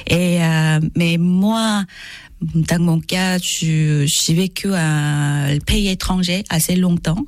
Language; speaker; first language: French; non-native, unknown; Korean